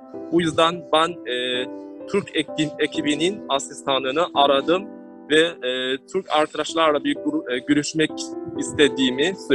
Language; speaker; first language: Turkish; non-native, fluent; Chinese